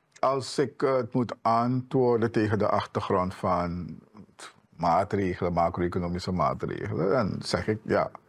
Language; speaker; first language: Dutch; native; Dutch